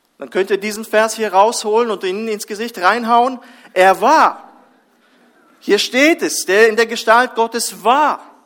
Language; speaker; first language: German; early bilingual, other home language; Russian